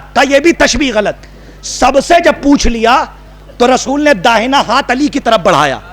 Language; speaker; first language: Urdu; native; Urdu